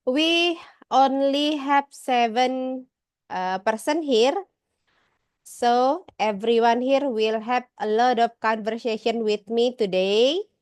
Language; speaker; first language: English; non-native, learner; Indonesian